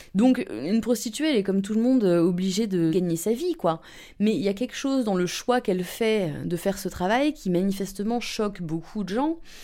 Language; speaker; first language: French; native; French